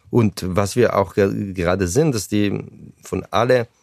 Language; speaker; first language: German; non-native, fluent; Hebrew